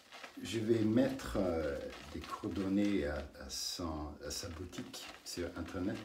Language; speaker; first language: French; non-native, learner; English